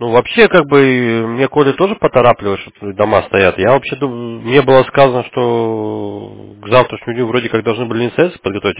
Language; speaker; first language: Russian; native; Russian